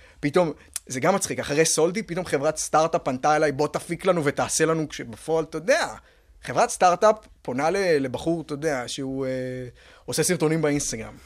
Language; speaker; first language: Hebrew; native; Hebrew